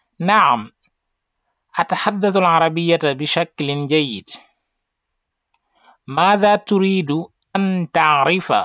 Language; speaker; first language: Arabic; non-native, fluent; Wolof